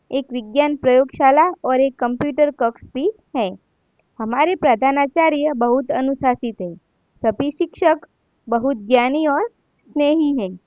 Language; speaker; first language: Hindi; non-native, local second language; Gujarati